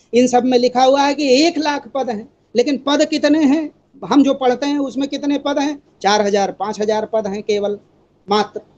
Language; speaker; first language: Hindi; native; Hindi